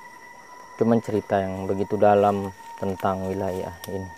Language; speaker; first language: Indonesian; native; Indonesian